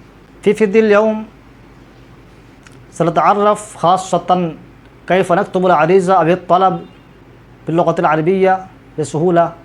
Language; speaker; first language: Arabic; non-native, fluent; Urdu